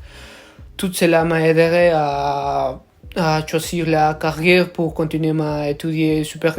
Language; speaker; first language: French; non-native, learner; Spanish